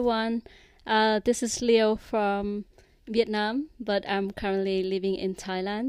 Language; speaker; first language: English; non-native, fluent; Vietnamese